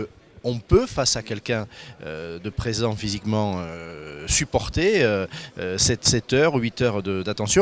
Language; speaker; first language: French; native; French